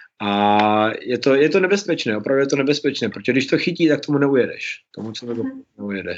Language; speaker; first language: Czech; early bilingual, heritage; Czech